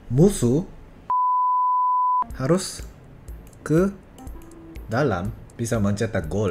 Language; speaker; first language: Indonesian; non-native, fluent; Korean